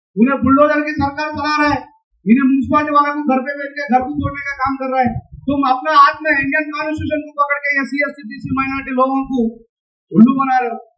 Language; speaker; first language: Hindi; non-native, local second language; Telugu